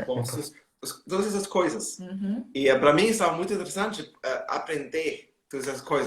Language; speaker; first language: Portuguese; non-native, learner; German